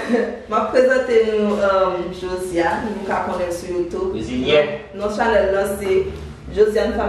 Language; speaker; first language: French; non-native, learner; Haitian Creole